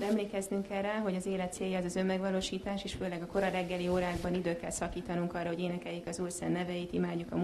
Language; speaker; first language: Hungarian; native; Hungarian